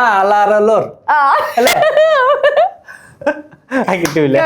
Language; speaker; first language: Malayalam; non-native, local second language; Bangla